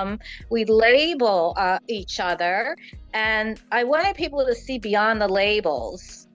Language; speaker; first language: English; native; English